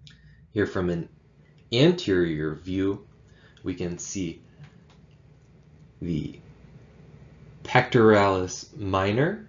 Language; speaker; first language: English; native; English